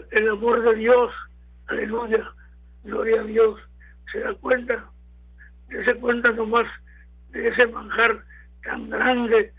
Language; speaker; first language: Spanish; native; Spanish